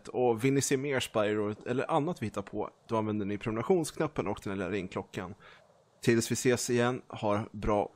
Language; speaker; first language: Swedish; native; Swedish